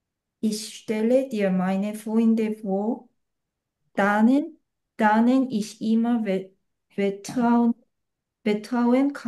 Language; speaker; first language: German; non-native, learner; Korean